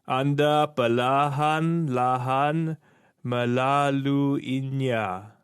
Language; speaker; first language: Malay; non-native, learner; English